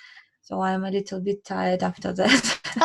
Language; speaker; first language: English; non-native, learner; Russian